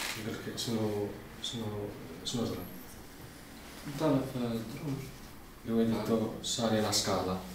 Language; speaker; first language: Italian; non-native, learner; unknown